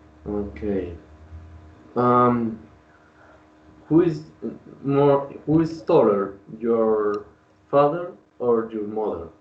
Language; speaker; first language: English; non-native, learner; Spanish